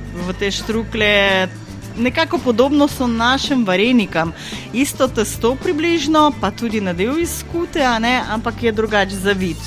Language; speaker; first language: Slovenian; non-native, fluent; Ukrainian